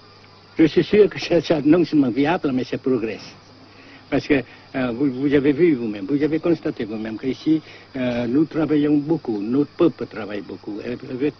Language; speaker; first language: French; non-native, fluent; Vietnamese